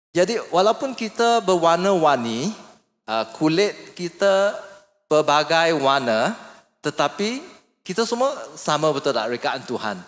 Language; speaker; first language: Malay; non-native, local second language; English